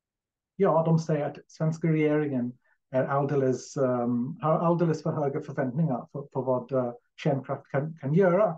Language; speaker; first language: Swedish; non-native, fluent; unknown